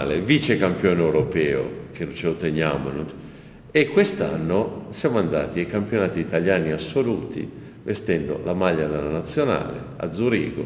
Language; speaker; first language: Italian; native; Italian